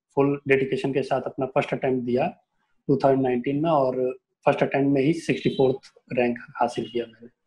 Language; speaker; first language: Hindi; native; Hindi